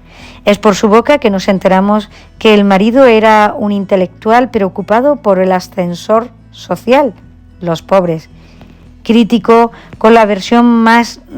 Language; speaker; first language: Spanish; native; Spanish